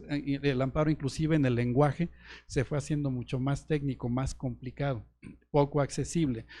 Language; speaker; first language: Spanish; native; Spanish